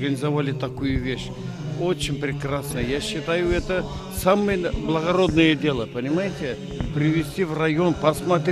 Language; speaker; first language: Russian; non-native, local second language; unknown